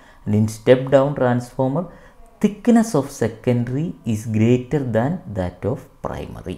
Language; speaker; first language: English; non-native, local second language; Malayalam